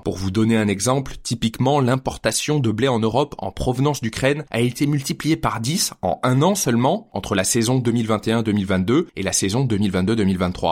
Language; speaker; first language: French; native; French